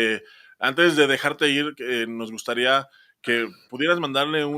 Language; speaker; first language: Spanish; native; Spanish